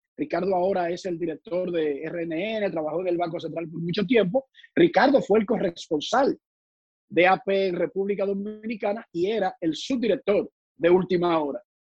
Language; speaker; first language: Spanish; native; Spanish